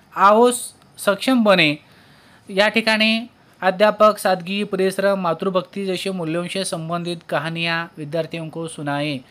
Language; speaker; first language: Hindi; non-native, local second language; Marathi